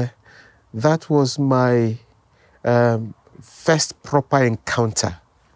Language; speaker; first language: English; non-native, local second language; Yoruba